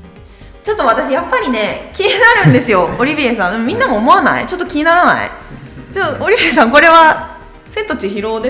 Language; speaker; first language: Japanese; native; Japanese